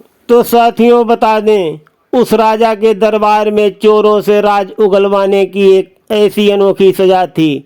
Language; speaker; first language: Hindi; native; Hindi